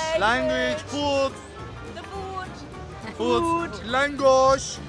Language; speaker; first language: English; non-native, learner; Turkish